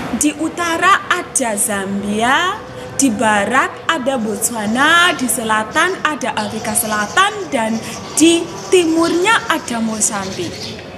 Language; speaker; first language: Indonesian; non-native, fluent; Shona